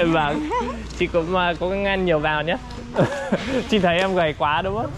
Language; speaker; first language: Vietnamese; non-native, fluent; English